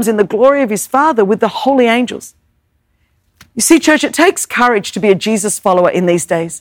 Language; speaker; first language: English; non-native, local second language; Greek